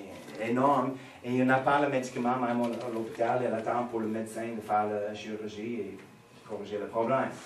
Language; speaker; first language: French; non-native, fluent; English